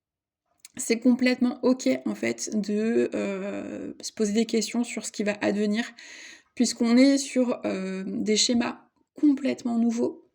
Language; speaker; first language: French; native; French